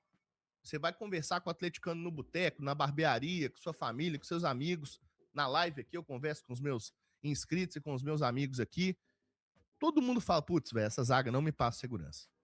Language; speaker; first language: Portuguese; native; Portuguese